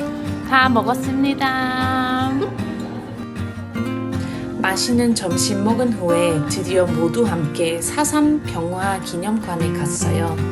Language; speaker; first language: Korean; non-native, fluent; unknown